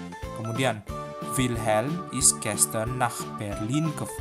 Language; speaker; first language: German; non-native, fluent; Indonesian